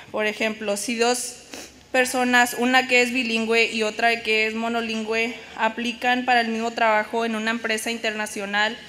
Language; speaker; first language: Spanish; early bilingual, heritage; Spanish